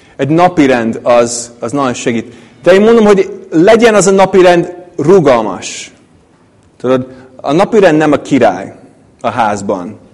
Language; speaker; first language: Hungarian; non-native, fluent; English